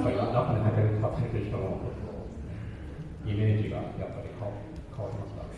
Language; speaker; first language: Japanese; non-native, fluent; English